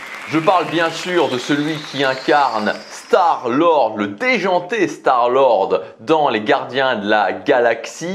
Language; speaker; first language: French; native; French